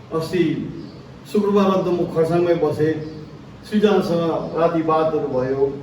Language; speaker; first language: Nepali; native; Nepali